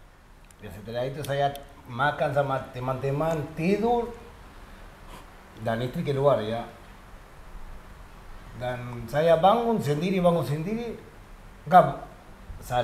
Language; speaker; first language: Indonesian; non-native, fluent; Spanish